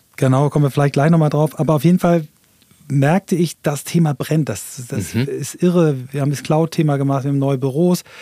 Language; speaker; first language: German; native; German